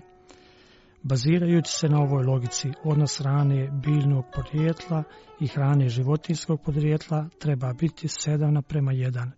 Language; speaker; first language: Croatian; native; Croatian